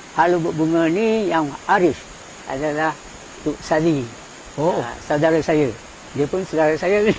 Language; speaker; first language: Malay; native; Malay